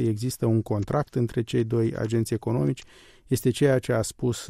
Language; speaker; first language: Romanian; native; Romanian